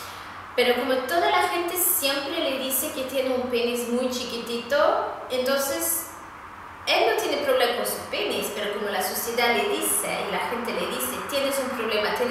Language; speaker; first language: Spanish; non-native, fluent; Swedish